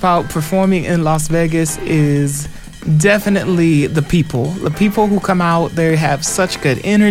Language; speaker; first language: English; native; English